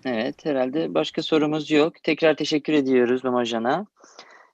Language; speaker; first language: Turkish; native; Turkish